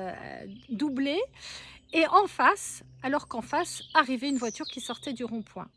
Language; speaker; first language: French; native; French